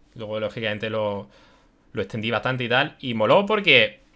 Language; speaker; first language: Spanish; early bilingual, other home language; German